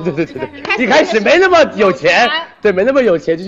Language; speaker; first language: Chinese; native; Chinese